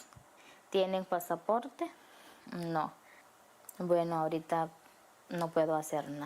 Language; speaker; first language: Spanish; non-native, learner; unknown